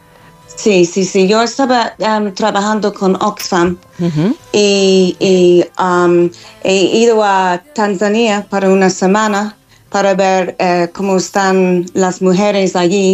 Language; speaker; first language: Spanish; non-native, fluent; English